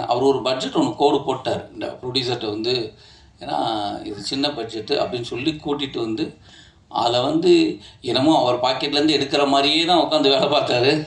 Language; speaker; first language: Tamil; native; Tamil